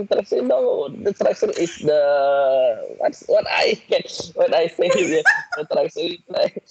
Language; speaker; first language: English; non-native, learner; Indonesian